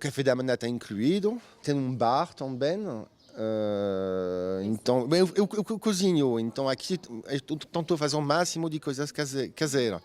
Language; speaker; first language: Portuguese; non-native, fluent; French